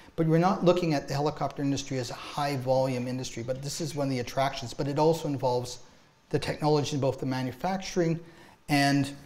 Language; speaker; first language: English; native; English